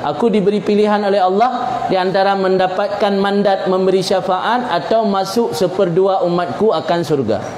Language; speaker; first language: Malay; non-native, local second language; Achinese